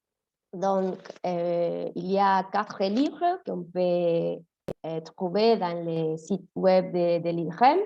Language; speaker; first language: French; non-native, fluent; Spanish